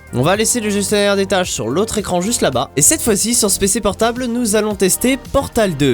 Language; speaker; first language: French; native; French